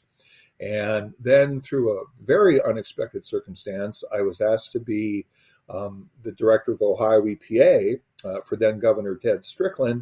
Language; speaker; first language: English; native; English